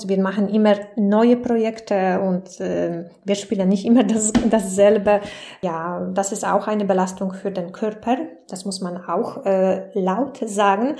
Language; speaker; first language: German; non-native, fluent; Polish